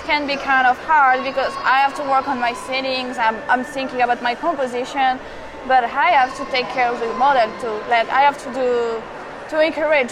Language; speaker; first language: English; non-native, fluent; French